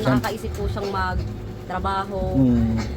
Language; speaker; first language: Filipino; native; Filipino